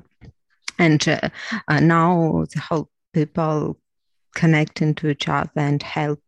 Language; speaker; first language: English; non-native, learner; Ukrainian